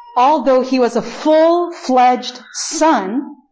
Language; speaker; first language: English; non-native, fluent; Spanish